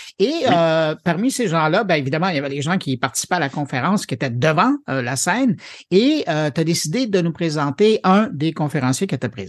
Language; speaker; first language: French; native; French